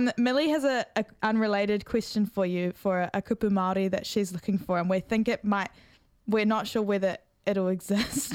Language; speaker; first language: English; native; English